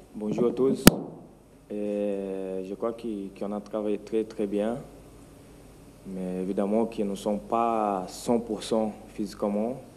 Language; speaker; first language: French; non-native, fluent; Portuguese